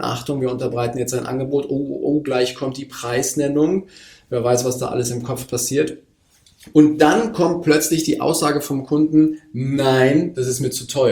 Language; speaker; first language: German; native; German